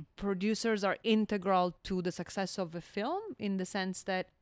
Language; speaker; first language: English; non-native, fluent; Italian